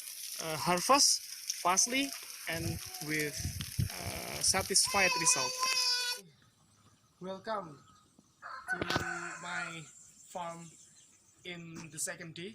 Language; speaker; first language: English; non-native, fluent; Indonesian